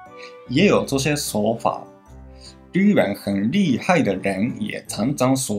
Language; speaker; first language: Chinese; non-native, fluent; Japanese